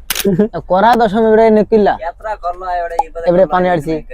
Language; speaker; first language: Malayalam; non-native, local second language; Bangla